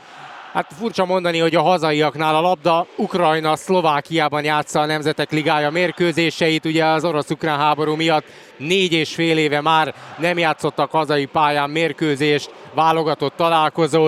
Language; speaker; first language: Hungarian; native; Hungarian